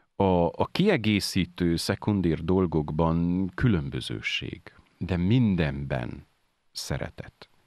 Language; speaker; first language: Hungarian; native; Hungarian